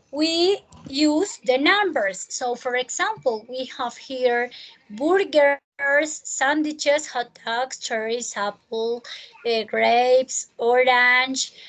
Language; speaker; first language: English; non-native, fluent; Spanish